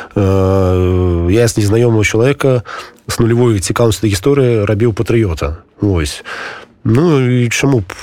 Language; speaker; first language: Belarusian; non-native, local second language; Russian